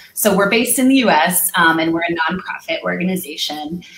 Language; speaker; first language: English; native; English